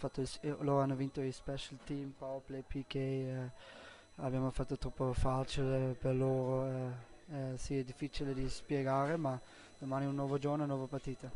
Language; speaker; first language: Italian; non-native, learner; German